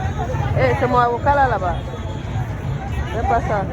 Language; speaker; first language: French; non-native, local second language; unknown